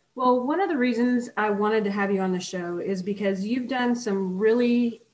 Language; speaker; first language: English; native; English